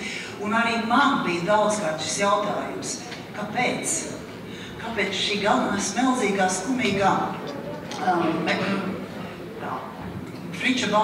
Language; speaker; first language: Latvian; native; Latvian